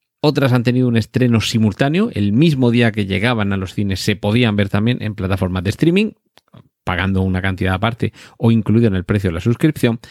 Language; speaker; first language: Spanish; native; Spanish